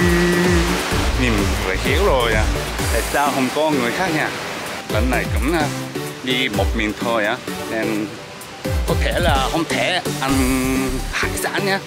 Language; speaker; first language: Vietnamese; non-native, learner; Japanese